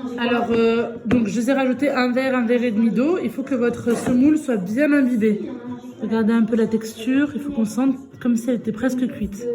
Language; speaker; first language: French; early bilingual, other home language; Arabic